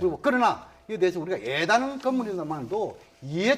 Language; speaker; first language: Korean; native; Korean